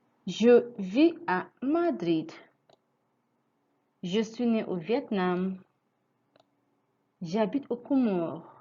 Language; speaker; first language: French; non-native, fluent; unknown